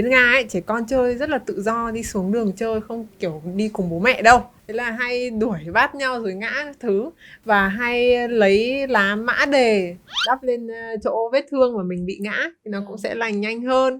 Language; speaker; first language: Vietnamese; non-native, fluent; Russian